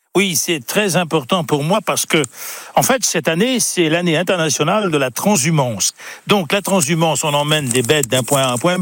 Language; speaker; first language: French; native; French